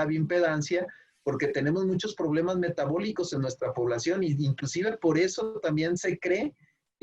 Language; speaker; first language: Spanish; native; Spanish